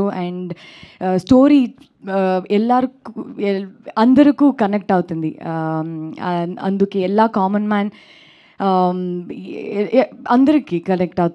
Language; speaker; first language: Telugu; non-native, learner; Kannada